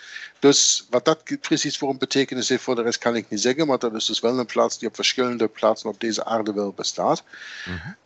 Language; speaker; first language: Dutch; native; Dutch